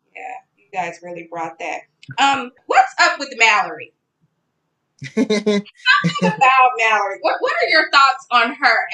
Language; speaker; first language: English; native; English